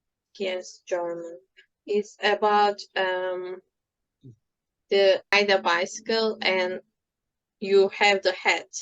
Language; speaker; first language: English; non-native, fluent; Turkish